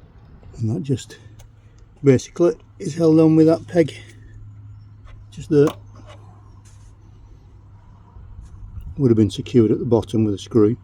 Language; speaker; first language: English; native; English